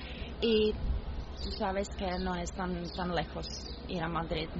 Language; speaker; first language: Spanish; non-native, fluent; Czech